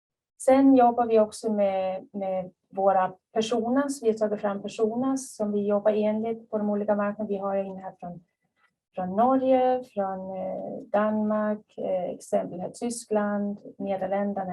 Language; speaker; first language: Swedish; native; Swedish